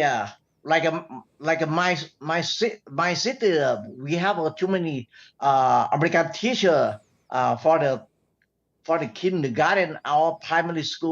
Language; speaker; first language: English; non-native, learner; Thai